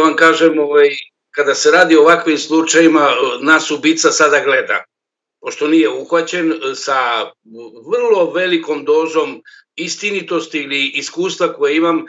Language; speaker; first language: Serbian; native; Serbian